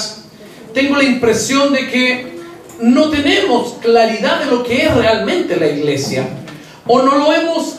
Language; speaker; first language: Spanish; native; Spanish